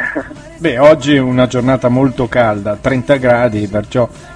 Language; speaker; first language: Italian; native; Italian